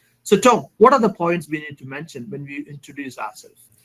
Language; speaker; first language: English; non-native, local second language; Malayalam